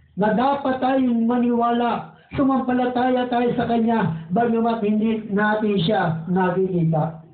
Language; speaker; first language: Filipino; non-native, local second language; Waray